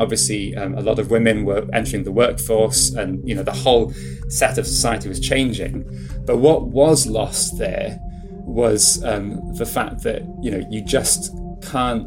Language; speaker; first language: English; non-native, local second language; Welsh